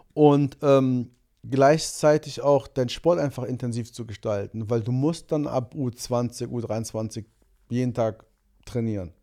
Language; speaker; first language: German; early bilingual, other home language; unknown